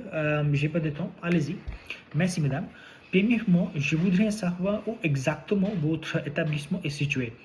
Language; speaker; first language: French; non-native, learner; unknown